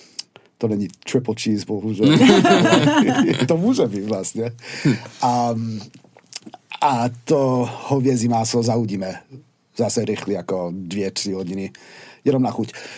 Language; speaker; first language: Czech; non-native, fluent; English